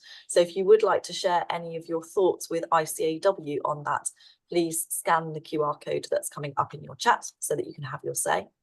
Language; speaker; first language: English; native; English